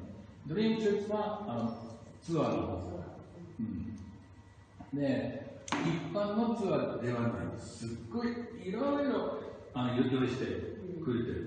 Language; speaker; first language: Japanese; non-native, fluent; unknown